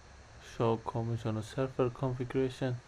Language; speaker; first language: Icelandic; non-native, learner; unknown